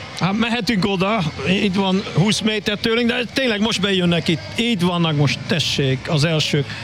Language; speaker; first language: Hungarian; non-native, fluent; Dutch